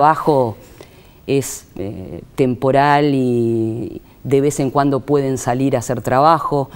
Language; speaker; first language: Spanish; native; Spanish